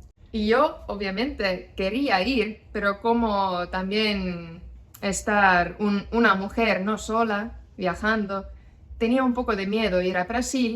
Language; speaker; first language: Spanish; non-native, fluent; Estonian